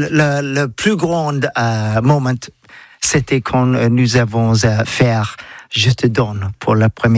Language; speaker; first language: French; non-native, learner; English